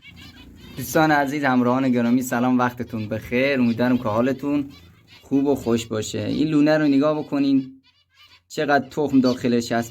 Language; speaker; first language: Persian; native; Persian